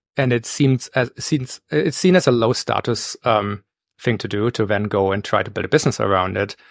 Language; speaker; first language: English; non-native, fluent; German